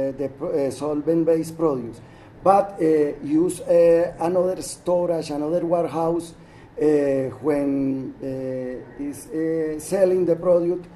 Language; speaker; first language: English; non-native, learner; Spanish